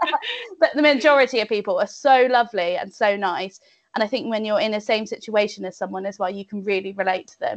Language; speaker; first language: English; native; English